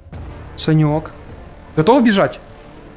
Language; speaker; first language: Russian; native; Russian